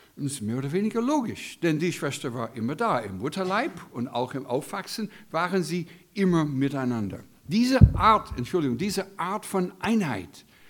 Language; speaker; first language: German; non-native, fluent; English